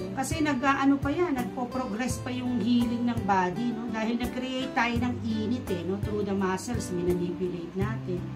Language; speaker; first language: Filipino; native; Filipino